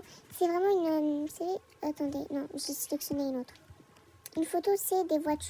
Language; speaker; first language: French; native; French